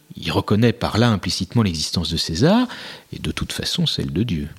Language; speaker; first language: French; native; French